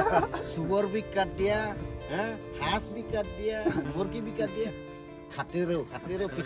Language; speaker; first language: Hindi; non-native, local second language; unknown